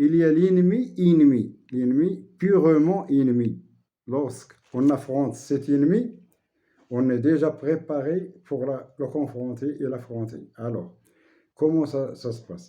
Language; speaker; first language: French; non-native, local second language; Arabic